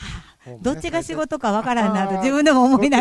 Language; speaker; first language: Japanese; native; Japanese